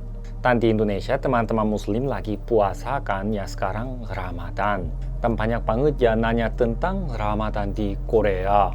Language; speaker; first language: Indonesian; non-native, fluent; Korean